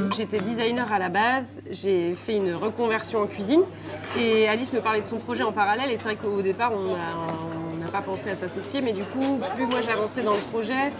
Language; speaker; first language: French; native; French